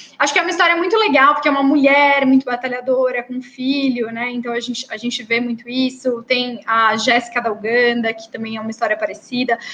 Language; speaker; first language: Portuguese; native; Portuguese